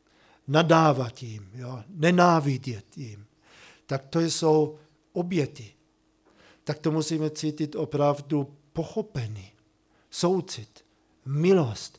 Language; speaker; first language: Czech; non-native, fluent; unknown